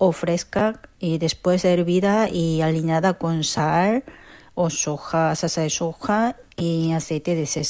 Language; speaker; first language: Spanish; non-native, learner; Korean